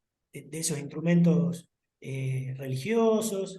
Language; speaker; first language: Spanish; native; Spanish